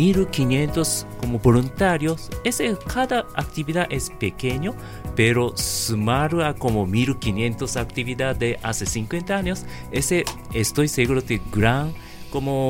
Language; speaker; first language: Spanish; non-native, learner; Japanese